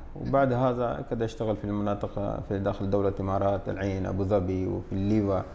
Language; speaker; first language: Arabic; non-native, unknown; Urdu